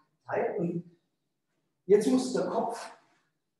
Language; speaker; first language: German; non-native, fluent; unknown